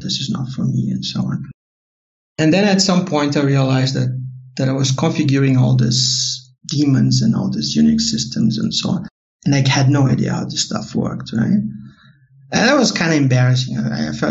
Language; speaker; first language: English; non-native, fluent; Portuguese